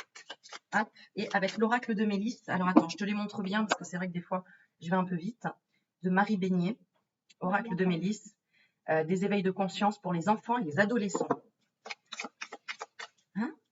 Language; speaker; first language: French; native; French